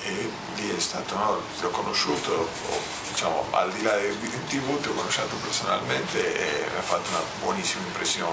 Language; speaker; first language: Italian; non-native, fluent; Spanish